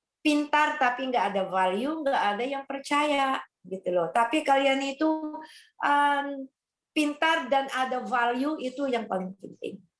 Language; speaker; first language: Indonesian; non-native, fluent; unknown